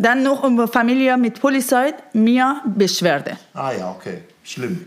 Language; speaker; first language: German; non-native, learner; Persian